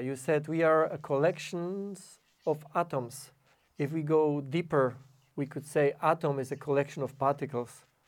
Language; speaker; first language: English; non-native, fluent; Polish